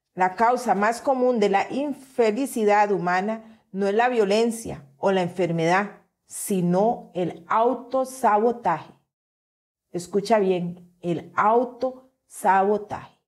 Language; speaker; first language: Spanish; native; Spanish